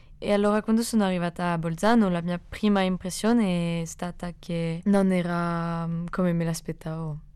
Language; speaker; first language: Italian; non-native, fluent; French